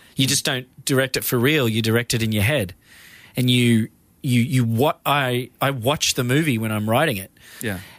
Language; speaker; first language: English; native; English